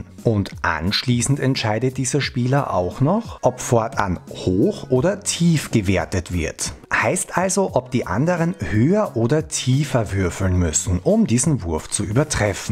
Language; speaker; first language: German; native; German